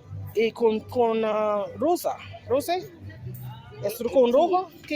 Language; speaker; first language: Spanish; non-native, learner; English